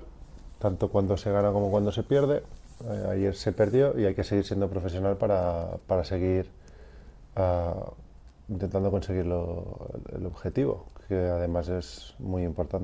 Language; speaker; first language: Spanish; native; Spanish